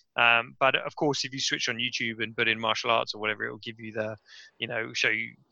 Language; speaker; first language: English; native; English